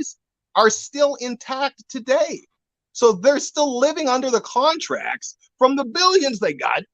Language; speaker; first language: English; native; English